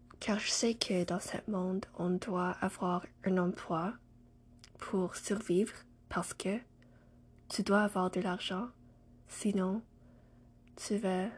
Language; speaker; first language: French; non-native, learner; English